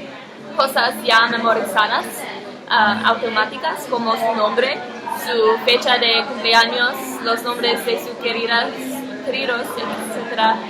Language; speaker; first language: Spanish; non-native, learner; English